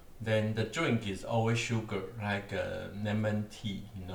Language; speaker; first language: English; non-native, learner; Chinese